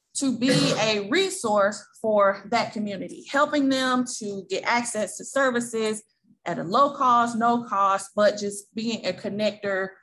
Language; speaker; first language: English; native; English